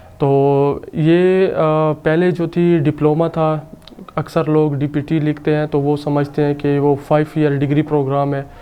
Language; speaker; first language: Urdu; non-native, local second language; Saraiki